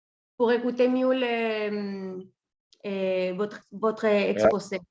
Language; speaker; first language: French; non-native, fluent; Spanish